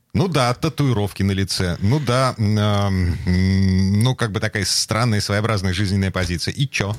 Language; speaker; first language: Russian; native; Russian